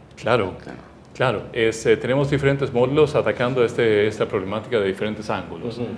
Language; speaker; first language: Spanish; non-native, fluent; Swedish